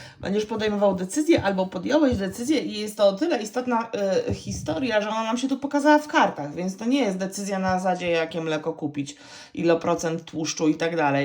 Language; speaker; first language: Polish; native; Polish